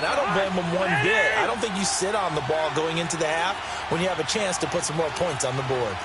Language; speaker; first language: English; native; English